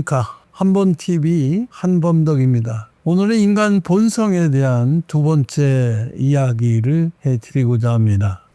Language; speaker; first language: Korean; native; Korean